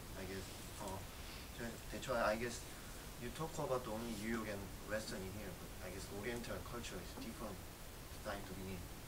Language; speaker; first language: English; non-native, learner; Korean